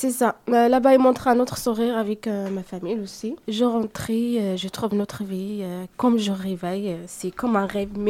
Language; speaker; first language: French; non-native, learner; Arabic